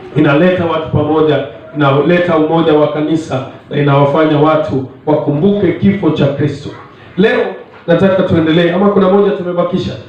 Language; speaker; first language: Swahili; non-native, local second language; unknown